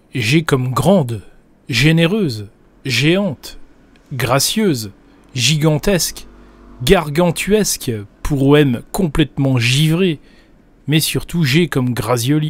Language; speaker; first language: French; native; French